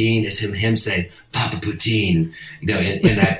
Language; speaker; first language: English; non-native, fluent; Italian